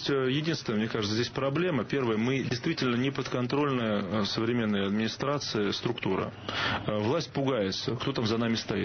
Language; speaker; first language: Russian; native; Russian